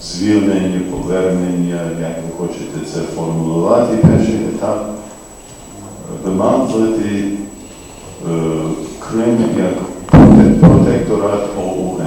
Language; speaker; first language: Ukrainian; non-native, fluent; English